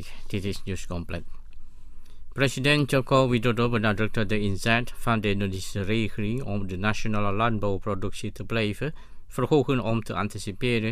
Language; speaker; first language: Dutch; non-native, fluent; Indonesian